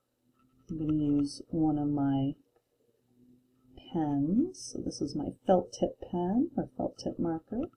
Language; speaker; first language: English; native; English